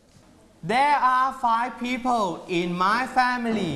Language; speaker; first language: English; non-native, fluent; Thai